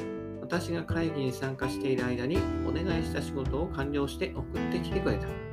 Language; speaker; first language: Japanese; native; Japanese